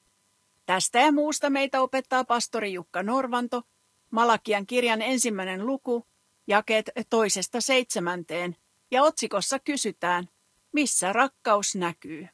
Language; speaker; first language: Finnish; native; Finnish